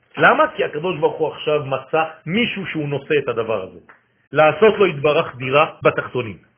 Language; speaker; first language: Hebrew; non-native, fluent; French